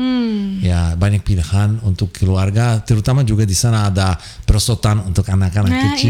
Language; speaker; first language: Indonesian; non-native, fluent; Portuguese